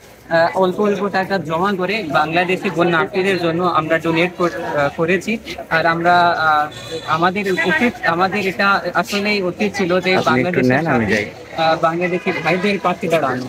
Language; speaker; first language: Bangla; non-native, fluent; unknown